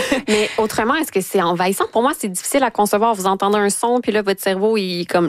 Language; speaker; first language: French; native; French